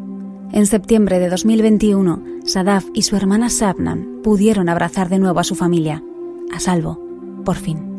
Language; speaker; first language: Spanish; native; Spanish